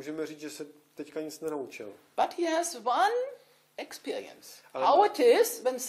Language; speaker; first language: English; non-native, fluent; German